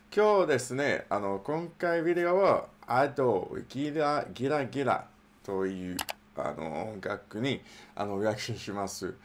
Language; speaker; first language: Japanese; non-native, learner; English